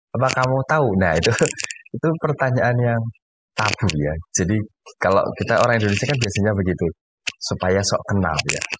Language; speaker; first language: Indonesian; native; Indonesian